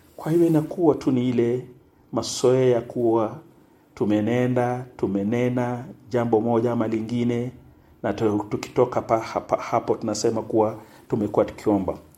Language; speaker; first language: Swahili; non-native, local second language; Luyia